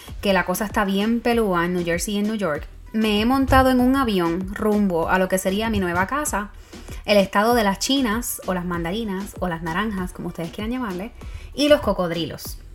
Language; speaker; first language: Spanish; native; Spanish